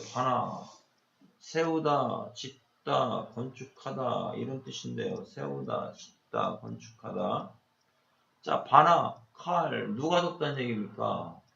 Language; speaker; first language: Korean; native; Korean